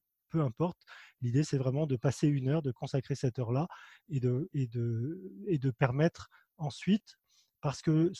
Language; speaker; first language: French; native; French